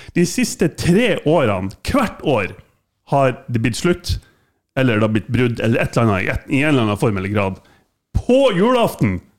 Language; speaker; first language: Norwegian; non-native, fluent; German